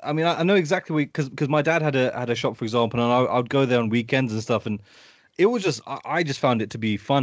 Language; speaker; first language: English; native; English